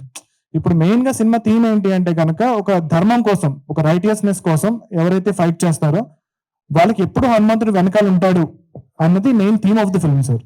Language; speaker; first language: Telugu; native; Telugu